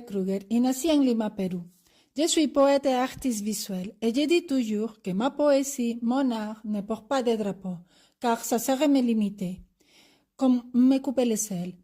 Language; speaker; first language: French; non-native, fluent; Spanish